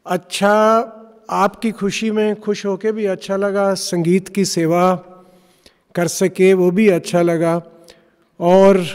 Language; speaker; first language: Hindi; non-native, local second language; Punjabi